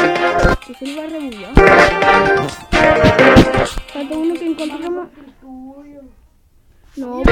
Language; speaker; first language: Spanish; native; Spanish